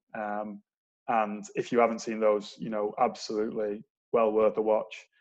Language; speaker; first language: English; native; English